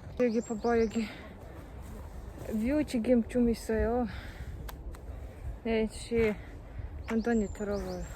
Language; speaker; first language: Korean; non-native, learner; Ukrainian